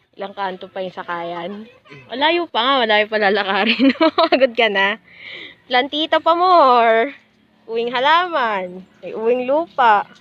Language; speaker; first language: Filipino; native; Filipino